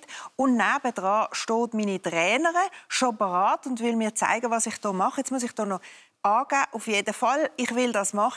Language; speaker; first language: German; native; German